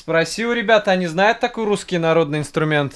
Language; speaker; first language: Russian; native; Russian